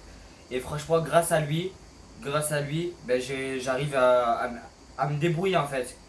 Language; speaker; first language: French; native; French